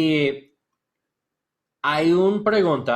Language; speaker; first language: Spanish; non-native, learner; English